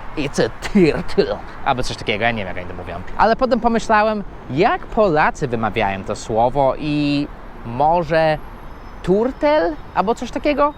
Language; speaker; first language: Polish; non-native, fluent; English